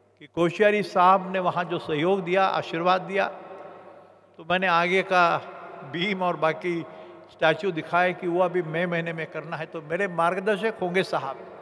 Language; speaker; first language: Hindi; non-native, local second language; Marathi